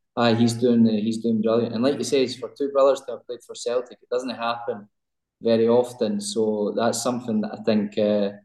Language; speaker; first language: English; native; English